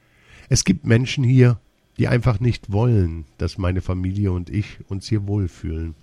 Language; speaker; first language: German; early bilingual, other home language; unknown